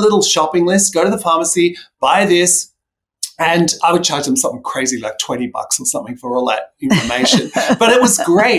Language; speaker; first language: English; native; English